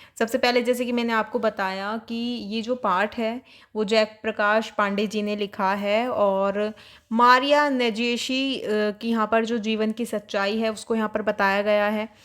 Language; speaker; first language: Hindi; native; Hindi